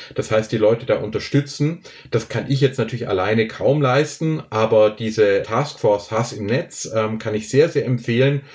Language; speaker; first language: German; native; German